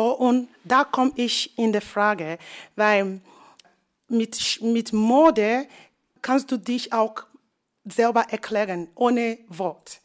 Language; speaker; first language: German; non-native, fluent; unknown